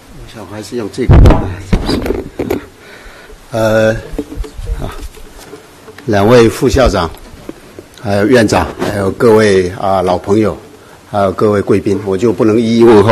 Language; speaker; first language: Chinese; native; Chinese